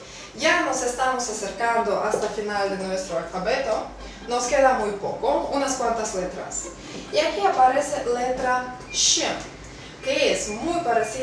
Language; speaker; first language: Spanish; non-native, fluent; Russian